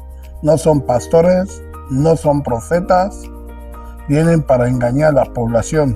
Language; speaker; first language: Spanish; non-native, local second language; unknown